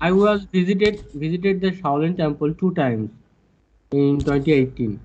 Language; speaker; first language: English; non-native, learner; Bangla